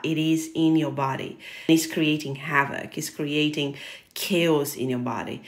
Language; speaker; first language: English; non-native, fluent; Portuguese